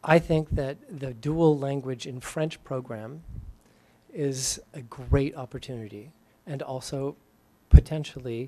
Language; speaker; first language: English; native; English